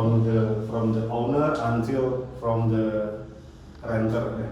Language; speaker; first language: English; non-native, learner; Indonesian